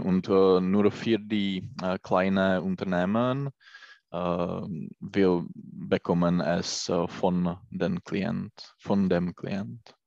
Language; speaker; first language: German; non-native, learner; Czech